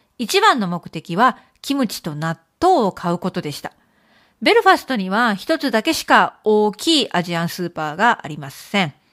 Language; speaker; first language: Japanese; native; Japanese